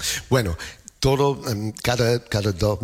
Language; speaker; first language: Spanish; non-native, learner; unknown